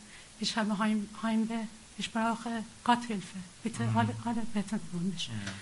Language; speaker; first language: German; non-native, learner; Persian